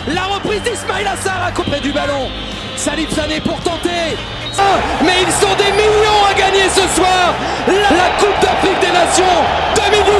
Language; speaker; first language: French; native; French